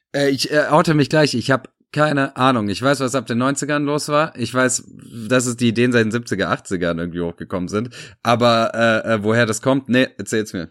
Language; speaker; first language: German; early bilingual, other home language; Serbian